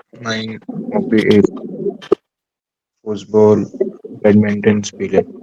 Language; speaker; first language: German; non-native, learner; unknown